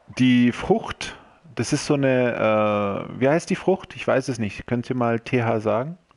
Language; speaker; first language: German; early bilingual, other home language; Croatian